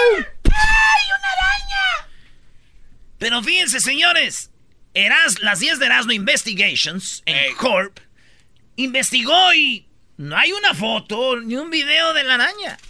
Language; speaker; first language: Spanish; native; Spanish